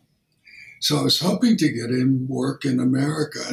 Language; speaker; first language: English; native; English